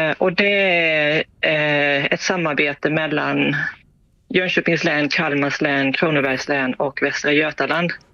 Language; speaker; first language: Swedish; early bilingual, heritage; Swedish